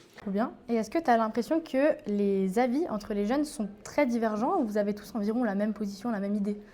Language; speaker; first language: French; native; French